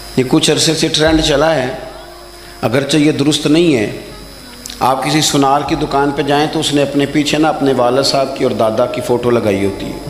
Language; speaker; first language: Urdu; non-native, local second language; Punjabi